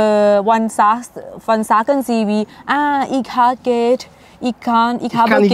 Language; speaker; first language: German; non-native, learner; Thai